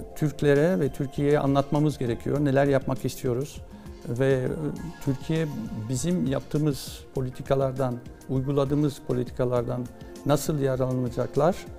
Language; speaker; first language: Turkish; non-native, fluent; French